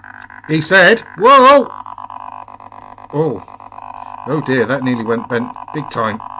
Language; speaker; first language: English; native; English